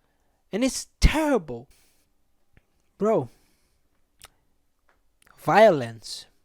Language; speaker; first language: English; non-native, fluent; Portuguese